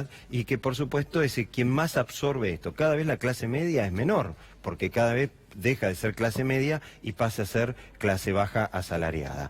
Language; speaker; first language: Spanish; native; Spanish